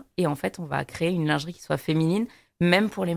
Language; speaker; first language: French; native; French